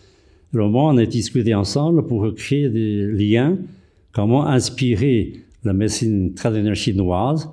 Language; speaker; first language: French; non-native, fluent; Chinese